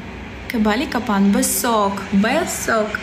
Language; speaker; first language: Indonesian; non-native, learner; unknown